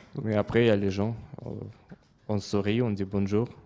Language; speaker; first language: French; non-native, fluent; Russian